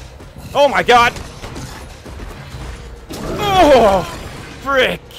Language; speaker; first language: English; native; English